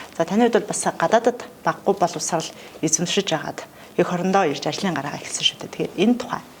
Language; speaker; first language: Mongolian; native; Mongolian